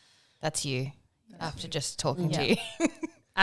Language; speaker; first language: English; native; English